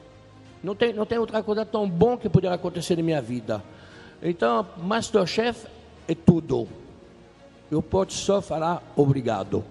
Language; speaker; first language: Portuguese; non-native, fluent; French